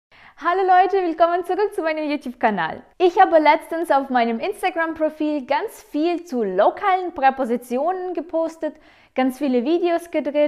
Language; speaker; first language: German; non-native, fluent; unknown